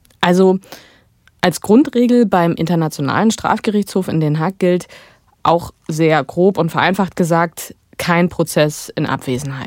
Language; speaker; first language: German; native; German